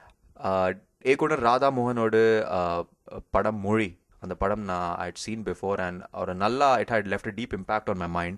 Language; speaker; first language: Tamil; early bilingual, heritage; Tamil